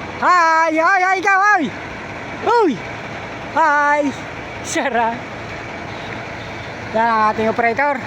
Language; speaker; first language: Filipino; native; Filipino